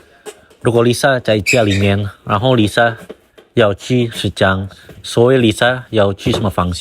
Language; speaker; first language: Chinese; non-native, fluent; Indonesian